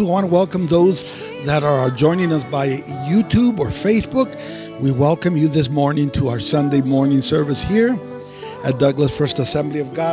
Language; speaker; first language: English; early bilingual, other home language; Spanish